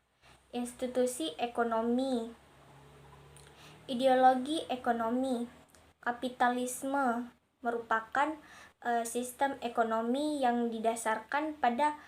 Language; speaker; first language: Indonesian; native; Indonesian